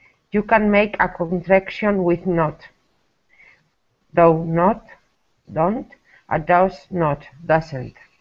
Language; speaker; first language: English; non-native, learner; Spanish